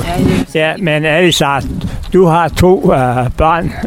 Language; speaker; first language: Danish; native; Danish